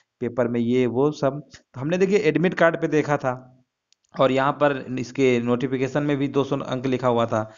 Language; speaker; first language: Hindi; native; Hindi